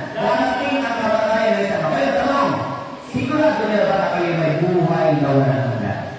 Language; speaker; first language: Filipino; non-native, local second language; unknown